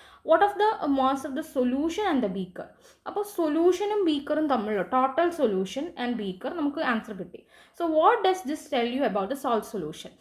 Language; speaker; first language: English; non-native, local second language; Malayalam